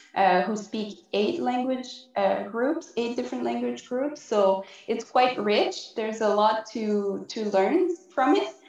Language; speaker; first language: English; non-native, fluent; French